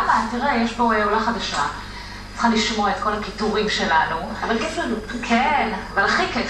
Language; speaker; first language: Hebrew; native; Hebrew